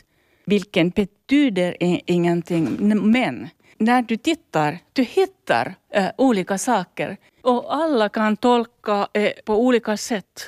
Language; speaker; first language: Swedish; non-native, learner; Finnish